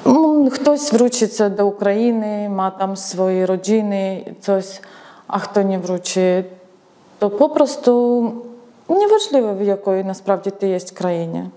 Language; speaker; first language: Polish; non-native, learner; Ukrainian